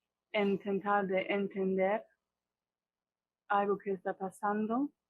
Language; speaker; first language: Spanish; non-native, fluent; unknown